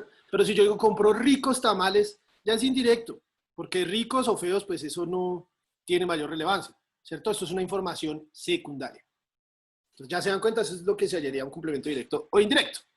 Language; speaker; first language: Spanish; native; Spanish